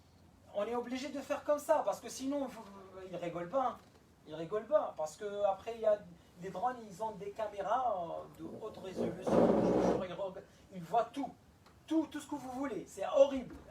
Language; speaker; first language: French; non-native, fluent; Arabic